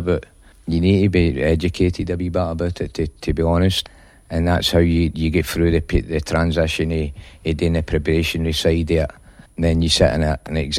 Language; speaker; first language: English; native; English